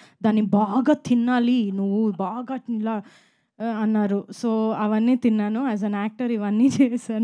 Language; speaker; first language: Telugu; non-native, fluent; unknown